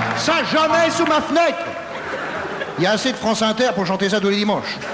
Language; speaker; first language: French; native; French